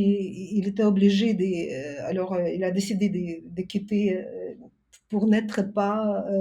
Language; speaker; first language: French; non-native, fluent; Ukrainian